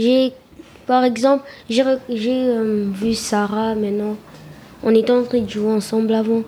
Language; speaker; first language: French; early bilingual, other home language; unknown